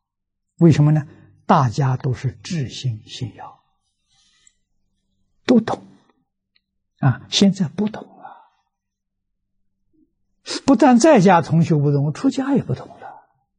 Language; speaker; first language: Chinese; native; Chinese